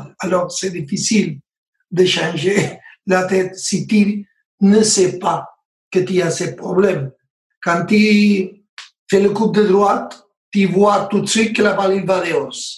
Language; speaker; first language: French; non-native, learner; Spanish